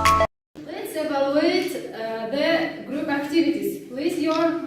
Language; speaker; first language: English; non-native, learner; Kazakh